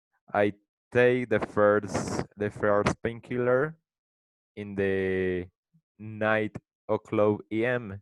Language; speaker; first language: English; non-native, learner; Spanish